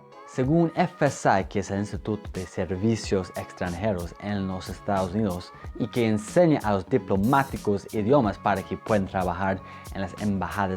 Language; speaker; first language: Spanish; non-native, fluent; English